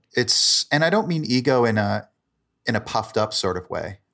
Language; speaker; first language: English; native; English